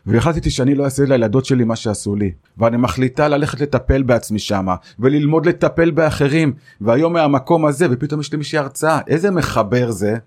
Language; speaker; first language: Hebrew; native; Hebrew